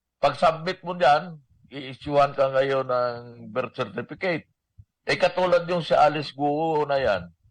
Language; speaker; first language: Filipino; native; Filipino